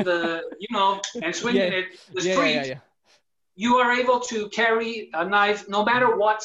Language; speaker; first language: English; non-native, fluent; Spanish